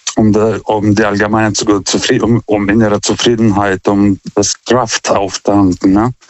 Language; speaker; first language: German; non-native, fluent; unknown